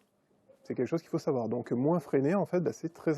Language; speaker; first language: French; native; French